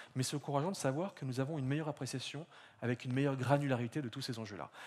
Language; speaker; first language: French; native; French